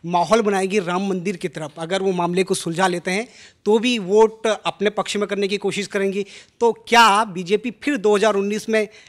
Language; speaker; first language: Hindi; native; Hindi